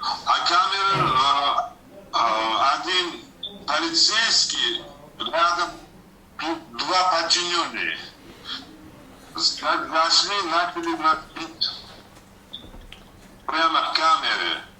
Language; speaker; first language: Russian; non-native, learner; Uzbek